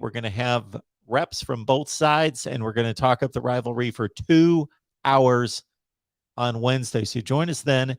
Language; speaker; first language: English; native; English